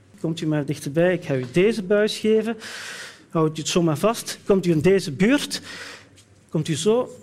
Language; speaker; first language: Dutch; native; Dutch